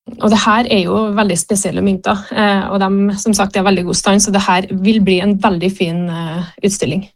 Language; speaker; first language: Norwegian; native; Norwegian